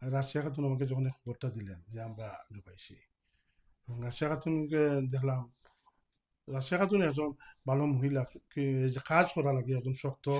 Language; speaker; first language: Bangla; native; Bangla